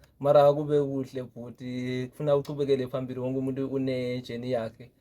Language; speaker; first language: Zulu; native; Zulu